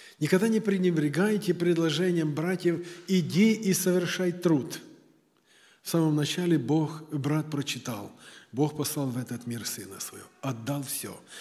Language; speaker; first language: Russian; native; Russian